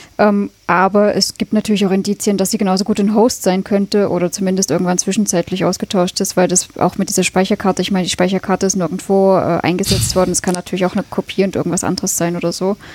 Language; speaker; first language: German; native; German